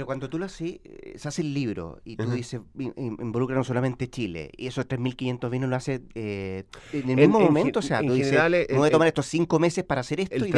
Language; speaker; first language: Spanish; native; Spanish